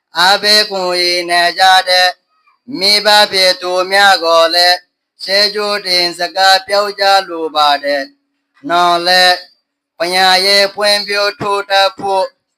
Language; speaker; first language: Burmese; non-native, local second language; Rohingya